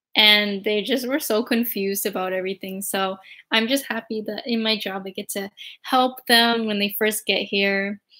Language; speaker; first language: English; native; English